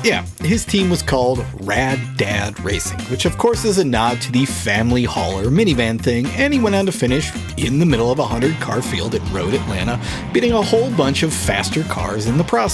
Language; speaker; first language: English; native; English